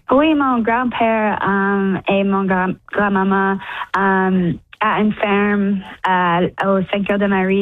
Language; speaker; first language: French; non-native, local second language; English